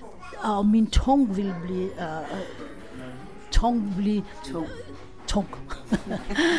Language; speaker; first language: Danish; non-native, fluent; Hebrew